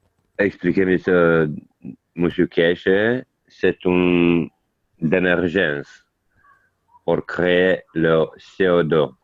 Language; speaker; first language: French; non-native, learner; Italian